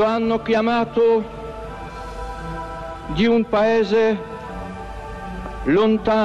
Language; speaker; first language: Italian; non-native, fluent; Polish